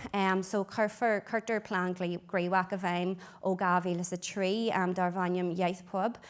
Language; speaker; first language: Irish; non-native, local second language; English